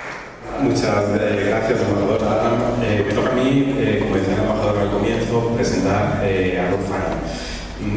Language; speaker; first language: Spanish; native; Spanish